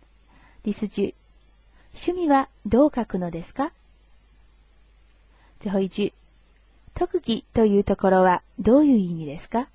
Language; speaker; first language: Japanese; non-native, fluent; Chinese